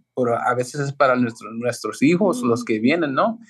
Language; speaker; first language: Spanish; early bilingual, heritage; Spanish